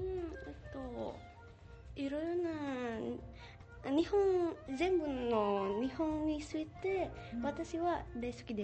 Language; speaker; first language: Japanese; non-native, learner; Indonesian